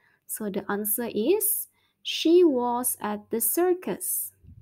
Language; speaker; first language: English; non-native, local second language; Malay